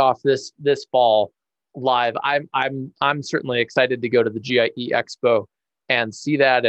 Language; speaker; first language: English; native; English